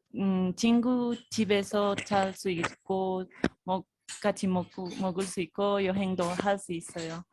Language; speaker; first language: Korean; non-native, fluent; Spanish